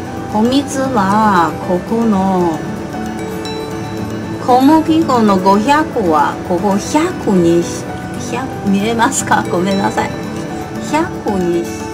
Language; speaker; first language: Japanese; non-native, learner; Chinese